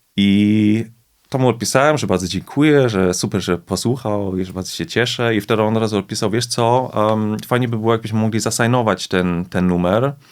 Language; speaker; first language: Polish; early bilingual, heritage; Polish